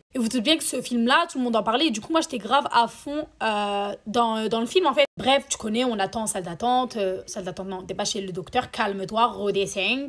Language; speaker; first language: French; native; French